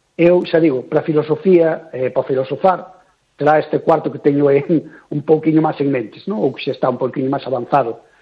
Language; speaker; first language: Galician; native; Galician